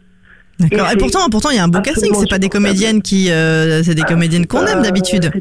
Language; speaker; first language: French; native; French